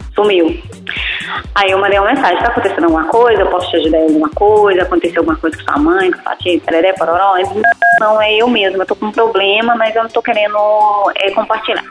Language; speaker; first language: Portuguese; native; Portuguese